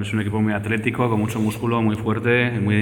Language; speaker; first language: Spanish; native; Spanish